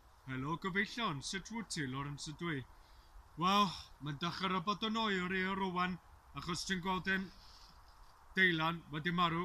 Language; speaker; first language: Welsh; non-native, learner; English